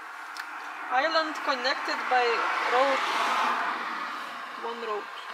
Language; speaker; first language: English; non-native, fluent; Lithuanian